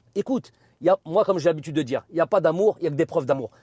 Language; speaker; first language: French; native; French